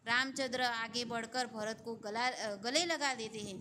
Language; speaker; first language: Hindi; non-native, local second language; Gujarati